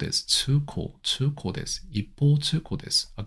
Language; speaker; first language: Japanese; non-native, learner; Korean